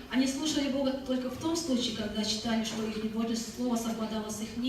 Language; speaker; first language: Russian; native; Russian